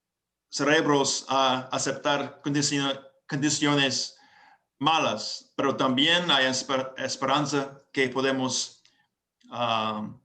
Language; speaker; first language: Spanish; non-native, learner; English